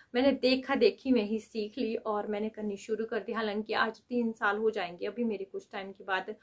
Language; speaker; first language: Hindi; native; Hindi